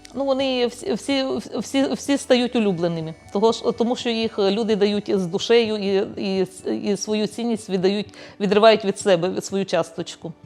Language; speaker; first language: Ukrainian; non-native, local second language; Czech